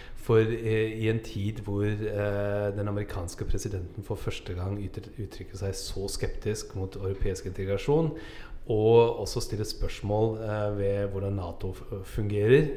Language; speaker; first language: Norwegian; non-native, fluent; German